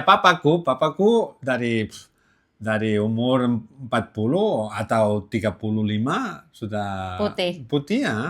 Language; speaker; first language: Indonesian; non-native, learner; Catalan